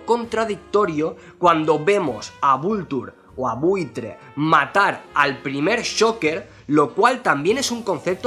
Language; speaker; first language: Spanish; native; Spanish